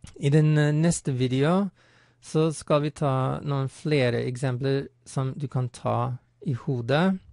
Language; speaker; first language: Norwegian; non-native, fluent; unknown